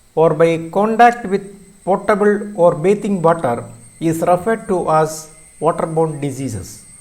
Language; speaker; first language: English; non-native, local second language; Malayalam